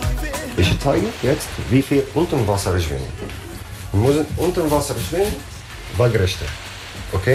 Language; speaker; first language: German; non-native, learner; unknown